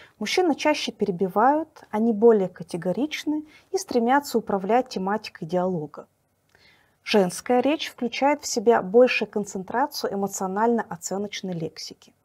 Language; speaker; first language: Russian; native; Russian